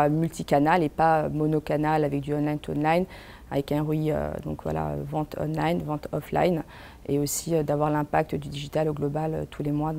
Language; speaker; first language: French; native; French